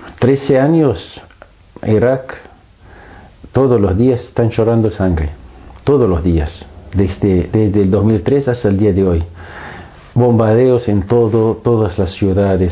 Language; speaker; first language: Spanish; non-native, fluent; Arabic